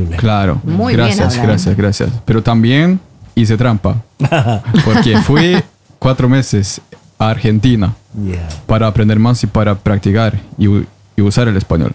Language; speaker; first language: Spanish; non-native, fluent; Norwegian